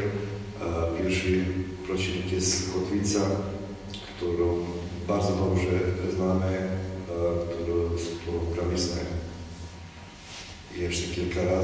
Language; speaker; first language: Polish; non-native, fluent; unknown